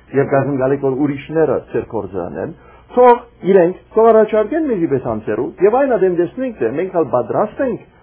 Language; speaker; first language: Armenian; early bilingual, heritage; Armenian